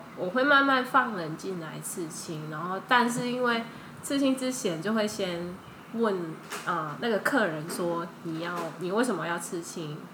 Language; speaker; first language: Chinese; early bilingual, heritage; Chinese